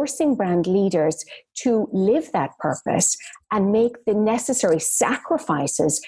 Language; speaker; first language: English; native; English